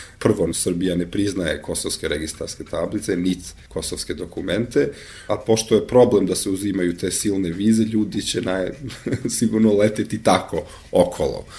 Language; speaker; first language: Serbian; non-native, local second language; Albanian